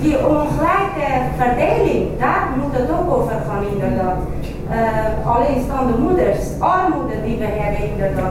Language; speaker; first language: Dutch; non-native, fluent; Kurdish